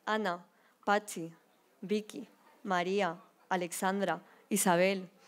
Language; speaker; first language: Spanish; native; Spanish